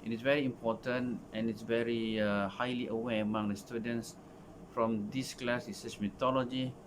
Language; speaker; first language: English; non-native, local second language; Malay